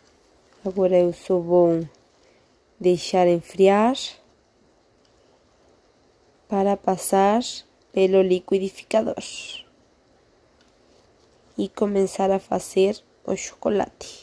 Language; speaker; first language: Portuguese; non-native, fluent; Spanish